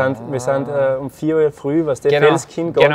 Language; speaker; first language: German; native; German